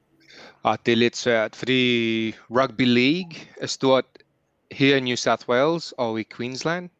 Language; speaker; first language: Swedish; early bilingual, heritage; Swedish